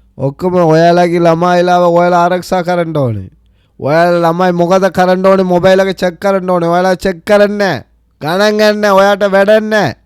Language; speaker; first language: Sinhala; early bilingual, heritage; Sinhala